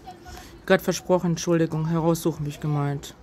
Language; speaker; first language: German; native; German